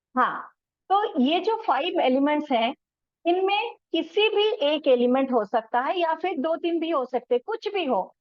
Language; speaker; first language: Hindi; non-native, local second language; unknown